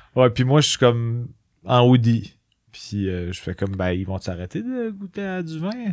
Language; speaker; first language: French; native; French